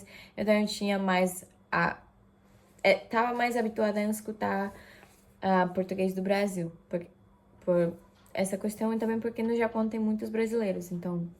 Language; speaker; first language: Portuguese; non-native, fluent; Japanese